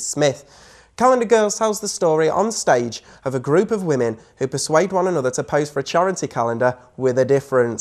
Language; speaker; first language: English; native; English